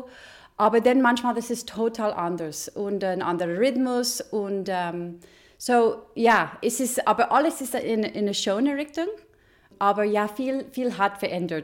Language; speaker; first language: German; non-native, learner; English